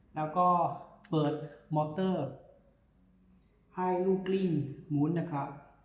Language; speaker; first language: Thai; non-native, learner; Chinese